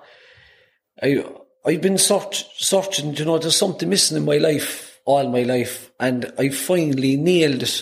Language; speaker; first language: English; native; English